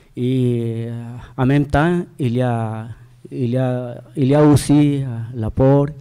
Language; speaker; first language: French; non-native, learner; Spanish